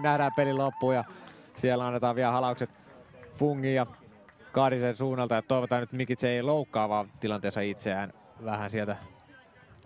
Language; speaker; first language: Finnish; native; Finnish